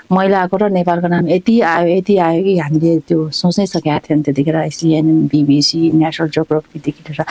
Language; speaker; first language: Nepali; non-native, local second language; Sherpa